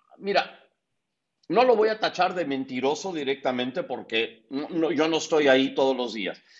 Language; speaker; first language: Spanish; early bilingual, heritage; Spanish